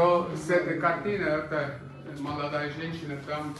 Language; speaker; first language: Russian; non-native, fluent; German